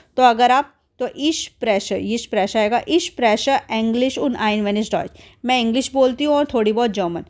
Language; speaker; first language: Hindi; native; Hindi